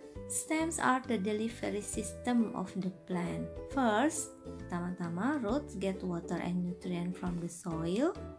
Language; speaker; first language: English; non-native, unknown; Indonesian